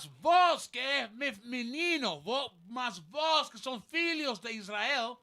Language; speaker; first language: Portuguese; non-native, learner; Spanish